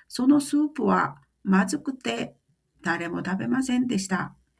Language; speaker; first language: Japanese; non-native, fluent; Korean